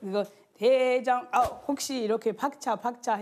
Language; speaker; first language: Korean; non-native, learner; French